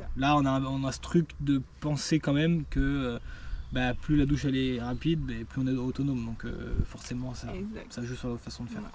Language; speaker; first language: French; native; French